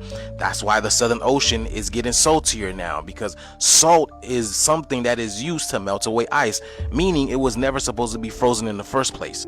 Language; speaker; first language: English; native; English